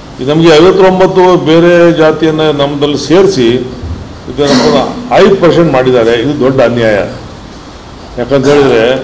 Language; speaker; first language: Kannada; non-native, local second language; Lambadi